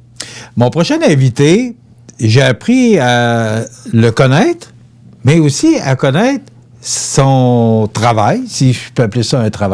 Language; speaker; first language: French; native; French